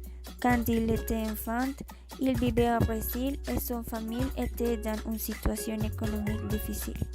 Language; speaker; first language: French; non-native, learner; Spanish